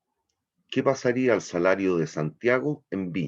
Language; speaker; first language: Spanish; native; Spanish